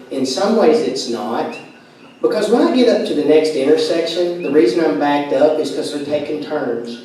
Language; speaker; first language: English; native; English